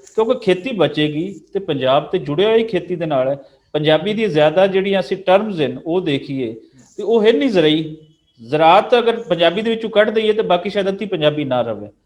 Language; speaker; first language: Punjabi; native; Punjabi